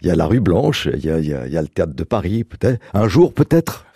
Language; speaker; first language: French; native; French